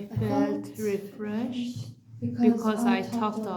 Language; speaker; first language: English; non-native, learner; Korean